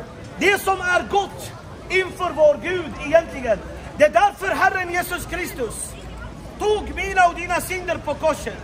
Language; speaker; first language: Swedish; non-native, fluent; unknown